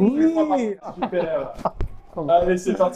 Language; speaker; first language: French; native; French